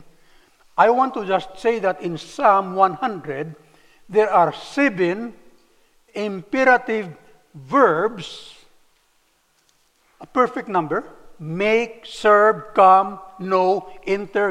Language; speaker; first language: English; non-native, local second language; Cebuano